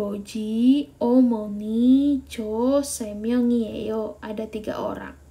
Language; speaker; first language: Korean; non-native, learner; Indonesian